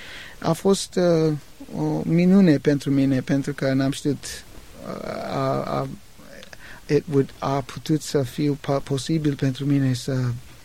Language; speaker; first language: Romanian; non-native, learner; English